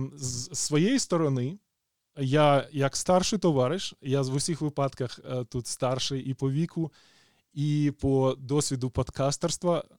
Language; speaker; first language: Ukrainian; native; Ukrainian